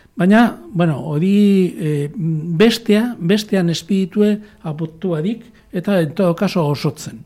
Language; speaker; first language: Basque; native; Basque